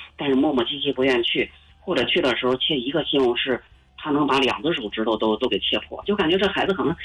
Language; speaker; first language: Chinese; native; Chinese